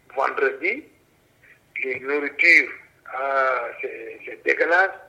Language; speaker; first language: French; non-native, local second language; Wolof